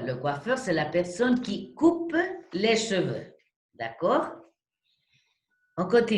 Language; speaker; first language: French; non-native, fluent; Spanish